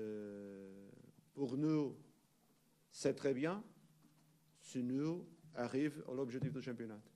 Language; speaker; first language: French; non-native, learner; Portuguese